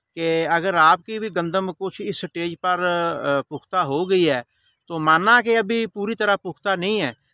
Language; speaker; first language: Urdu; non-native, local second language; Punjabi